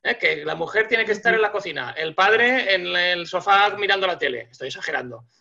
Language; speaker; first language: Spanish; native; Spanish